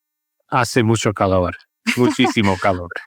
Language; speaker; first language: Spanish; non-native, learner; English